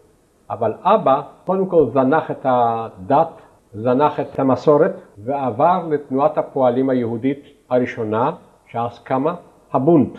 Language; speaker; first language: Hebrew; non-native, fluent; Yiddish